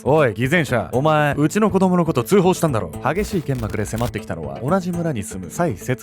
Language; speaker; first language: Japanese; native; Japanese